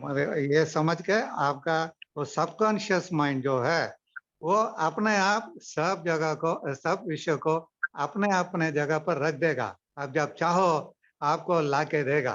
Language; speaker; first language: Hindi; non-native, local second language; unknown